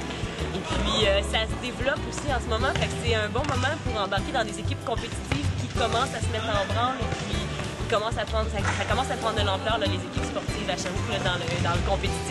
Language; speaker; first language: French; native; French